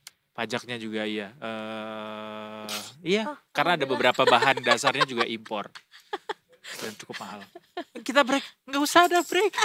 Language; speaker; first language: Indonesian; native; Indonesian